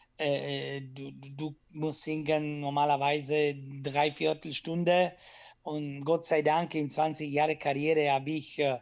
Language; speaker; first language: German; non-native, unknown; Italian